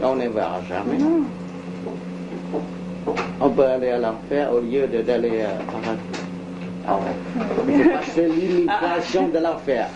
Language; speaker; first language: French; non-native, local second language; Vietnamese